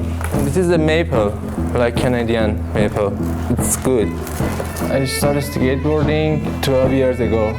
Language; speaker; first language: English; non-native, learner; Persian